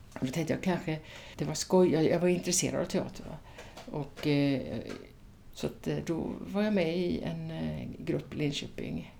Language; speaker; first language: Swedish; native; Swedish